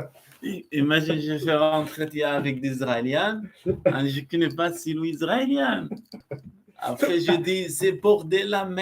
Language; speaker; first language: French; non-native, learner; Arabic